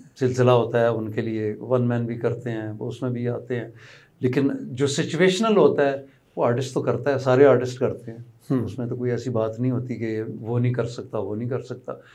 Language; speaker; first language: Urdu; non-native, local second language; Pahari-Potwari